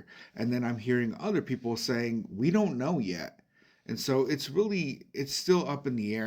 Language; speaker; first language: English; native; English